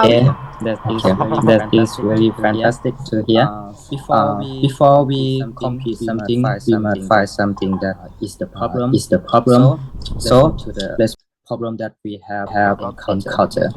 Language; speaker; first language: English; non-native, learner; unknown